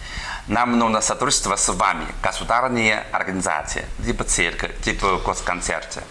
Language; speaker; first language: Russian; non-native, learner; Chinese